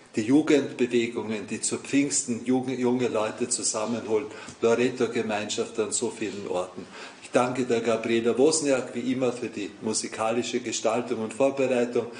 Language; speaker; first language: German; native; German